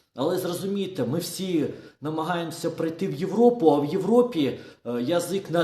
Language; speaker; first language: Ukrainian; non-native, local second language; Russian